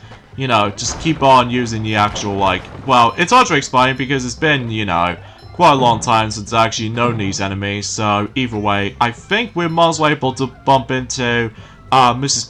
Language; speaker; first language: English; native; English